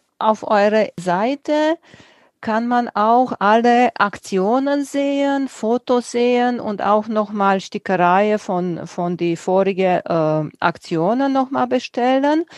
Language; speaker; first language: German; non-native, fluent; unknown